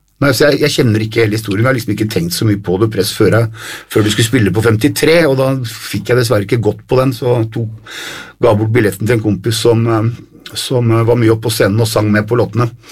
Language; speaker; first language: Norwegian; native; Norwegian